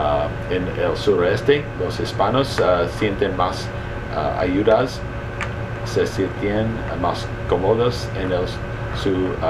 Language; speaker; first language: Spanish; early bilingual, heritage; Spanish